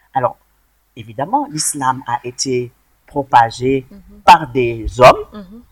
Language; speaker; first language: French; non-native, local second language; Wolof